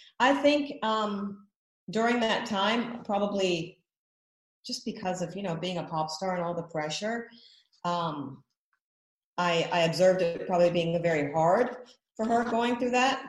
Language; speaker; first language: English; native; English